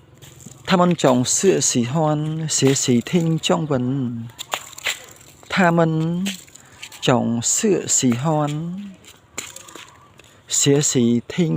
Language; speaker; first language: Chinese; non-native, learner; Khmer